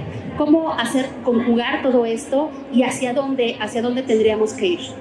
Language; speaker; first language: Spanish; native; Spanish